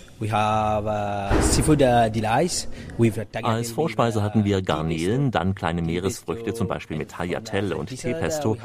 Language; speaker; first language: German; native; German